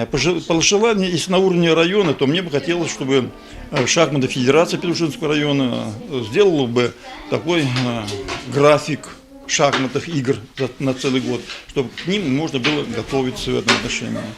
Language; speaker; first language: Russian; native; Russian